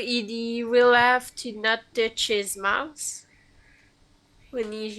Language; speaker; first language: English; non-native, learner; French